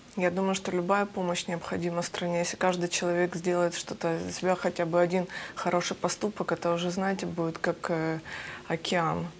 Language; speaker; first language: Russian; native; Russian